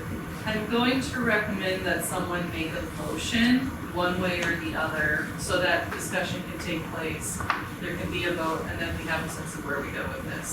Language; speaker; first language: English; native; English